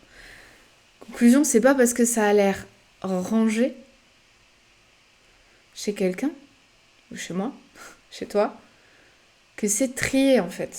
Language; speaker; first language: French; native; French